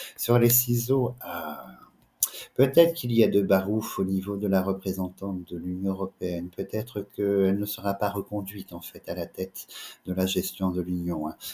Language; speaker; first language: French; native; French